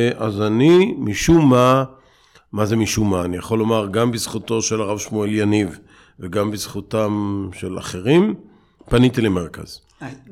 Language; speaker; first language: Hebrew; native; Hebrew